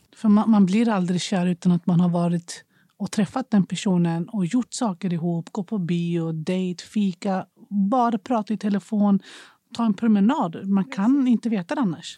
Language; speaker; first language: Swedish; early bilingual, other home language; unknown